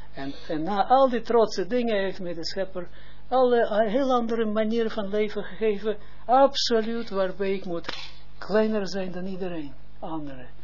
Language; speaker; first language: Dutch; non-native, fluent; Hebrew